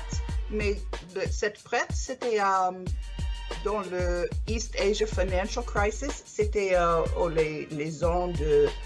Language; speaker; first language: French; non-native, learner; English